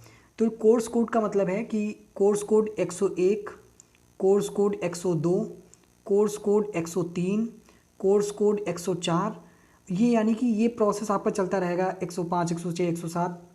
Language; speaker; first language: Hindi; native; Hindi